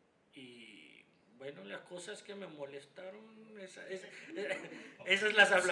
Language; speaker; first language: Spanish; non-native, fluent; Hindi